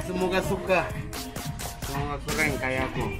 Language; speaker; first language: Indonesian; non-native, fluent; Japanese